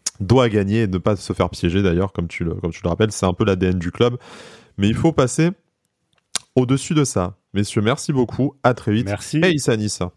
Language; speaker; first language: French; native; French